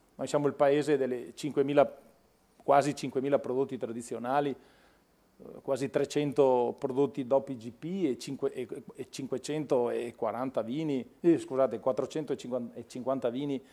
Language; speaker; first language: Italian; native; Italian